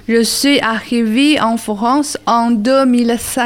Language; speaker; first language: French; non-native, learner; Chinese